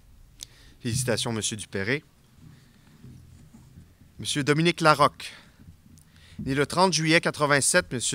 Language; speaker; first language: French; native; French